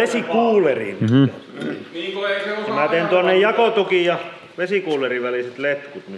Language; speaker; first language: Finnish; native; Finnish